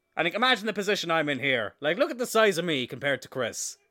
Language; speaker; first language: English; native; English